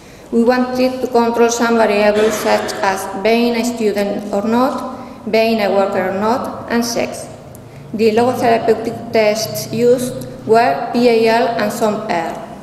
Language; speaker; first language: English; non-native, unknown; Spanish